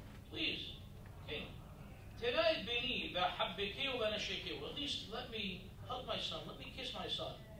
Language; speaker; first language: English; native; English